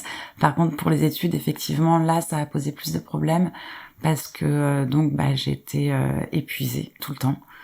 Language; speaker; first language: French; native; French